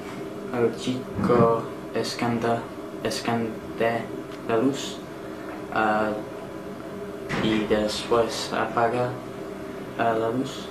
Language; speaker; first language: Spanish; non-native, learner; English